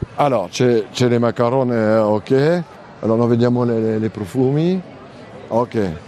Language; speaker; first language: Italian; non-native, learner; French